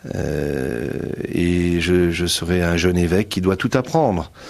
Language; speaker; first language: French; native; French